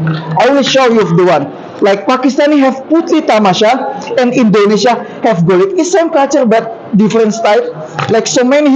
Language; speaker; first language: English; non-native, learner; Indonesian